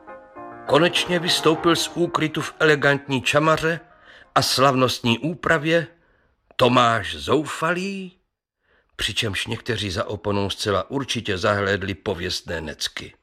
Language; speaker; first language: Czech; native; Czech